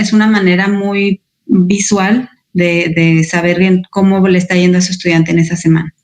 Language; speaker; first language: Spanish; native; Spanish